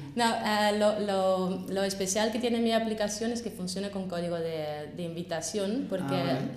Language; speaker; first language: Spanish; non-native, fluent; Russian